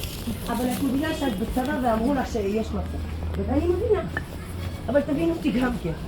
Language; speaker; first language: Hebrew; non-native, fluent; Russian